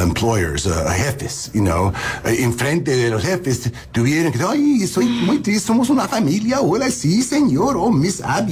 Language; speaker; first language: Spanish; early bilingual, heritage; English